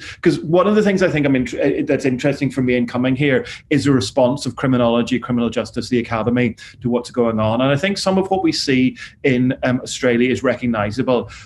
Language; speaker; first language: English; native; English